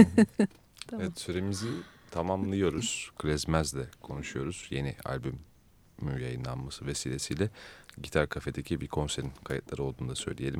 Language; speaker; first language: Turkish; native; Turkish